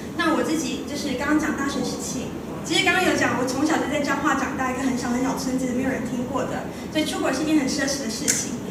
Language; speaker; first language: Chinese; native; Chinese